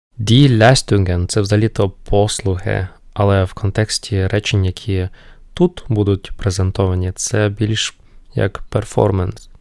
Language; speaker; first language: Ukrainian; non-native, local second language; Russian